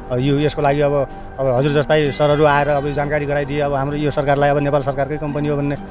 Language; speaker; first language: Nepali; native; Nepali